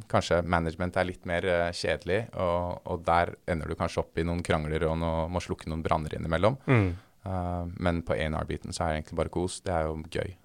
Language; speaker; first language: Norwegian; native; Norwegian